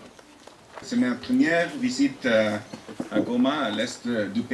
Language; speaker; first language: French; non-native, fluent; English